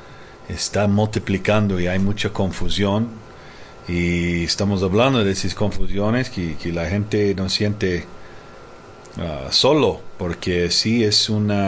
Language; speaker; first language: Spanish; non-native, fluent; English